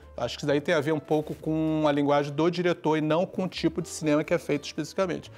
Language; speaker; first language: Portuguese; early bilingual, other home language; Chinese